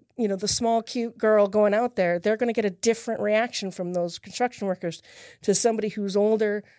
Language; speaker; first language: English; native; English